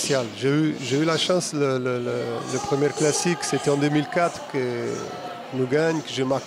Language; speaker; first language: French; non-native, fluent; Portuguese